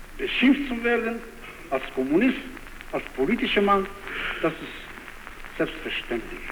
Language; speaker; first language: German; non-native, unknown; Bulgarian